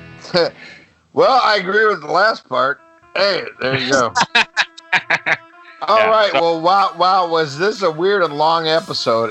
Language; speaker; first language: English; native; English